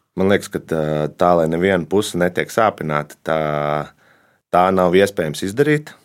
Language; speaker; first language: Latvian; native; Latvian